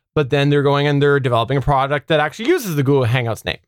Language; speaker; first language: English; native; English